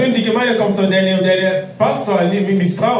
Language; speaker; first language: German; non-native, learner; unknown